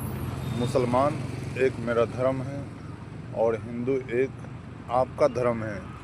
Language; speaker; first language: Hindi; non-native, local second language; Maithili